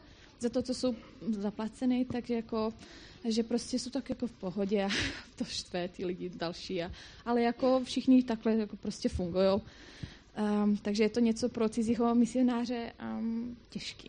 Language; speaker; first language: Czech; non-native, fluent; Croatian